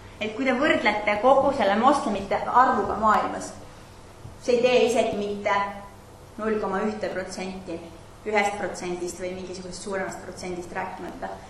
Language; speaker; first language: Estonian; non-native, fluent; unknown